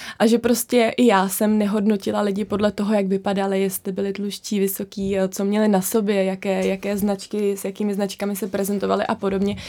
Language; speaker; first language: Czech; native; Czech